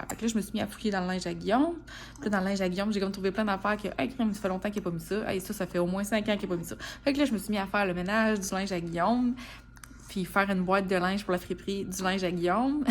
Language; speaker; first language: French; native; French